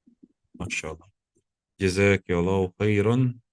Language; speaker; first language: Arabic; non-native, fluent; English